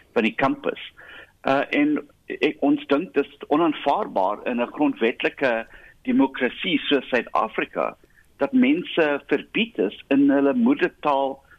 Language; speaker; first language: Afrikaans; non-native, local second language; English